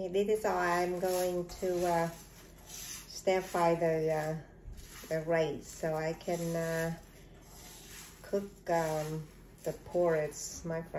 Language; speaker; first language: English; non-native, learner; Vietnamese